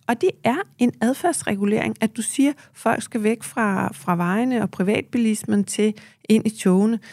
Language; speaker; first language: Danish; native; Danish